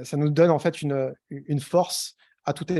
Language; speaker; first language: French; native; French